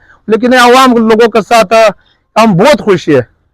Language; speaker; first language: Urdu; non-native, learner; Pashto